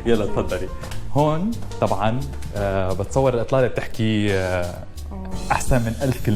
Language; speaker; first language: Arabic; native; Arabic